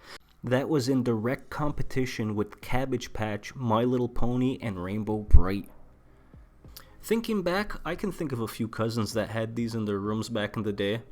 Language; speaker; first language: English; native; English